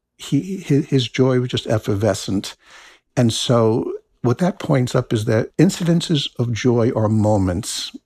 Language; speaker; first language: English; native; English